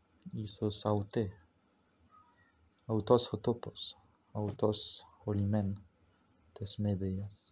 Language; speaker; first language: Greek; non-native, fluent; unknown